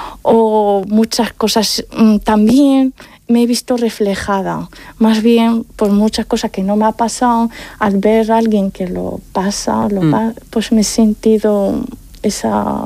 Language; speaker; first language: Spanish; non-native, fluent; Arabic